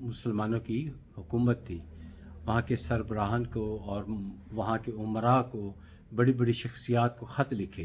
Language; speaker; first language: Urdu; native; Urdu